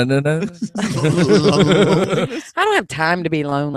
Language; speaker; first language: English; native; English